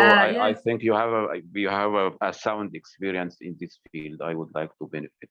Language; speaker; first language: English; non-native, fluent; Arabic